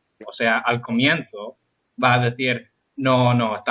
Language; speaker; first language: Spanish; non-native, fluent; English